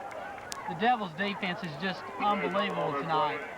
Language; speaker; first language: English; native; English